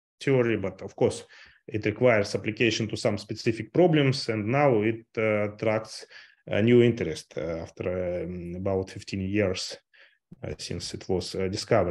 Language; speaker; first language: English; non-native, fluent; Russian